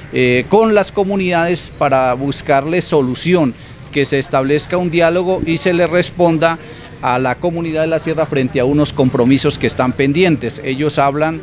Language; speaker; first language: Spanish; native; Spanish